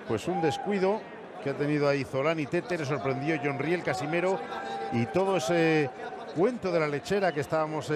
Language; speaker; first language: Spanish; native; Spanish